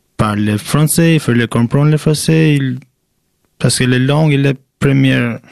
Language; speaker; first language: French; non-native, learner; Albanian